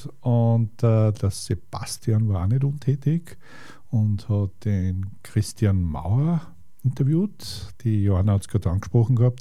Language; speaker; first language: German; native; German